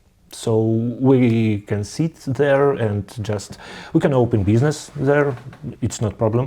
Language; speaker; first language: English; non-native, learner; Russian